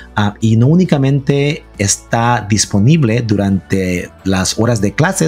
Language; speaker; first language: Spanish; early bilingual, heritage; Spanish